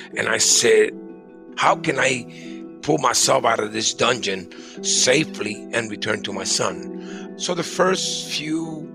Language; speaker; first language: English; early bilingual, other home language; Spanish